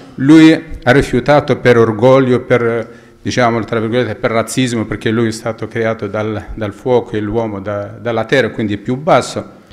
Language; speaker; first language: Italian; non-native, fluent; Arabic